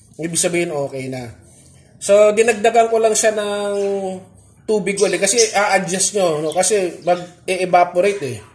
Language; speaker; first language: Filipino; native; Filipino